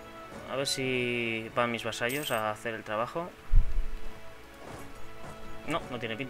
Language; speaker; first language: Spanish; native; Spanish